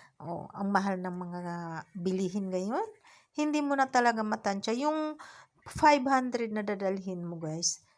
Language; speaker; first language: Filipino; non-native, local second language; Cebuano